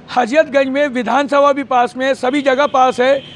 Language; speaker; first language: Hindi; native; Hindi